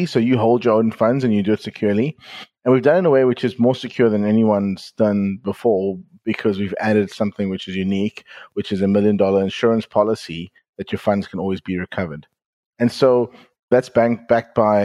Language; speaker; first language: English; native; English